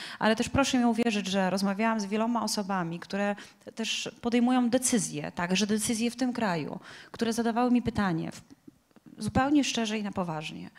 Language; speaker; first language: Polish; native; Polish